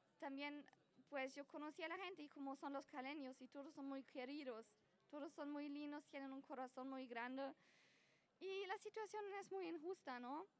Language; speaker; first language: Spanish; non-native, fluent; German